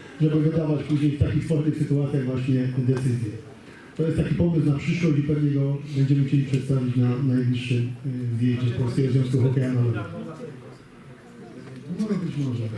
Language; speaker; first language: Polish; native; Polish